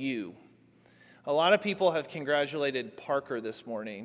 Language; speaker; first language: English; native; English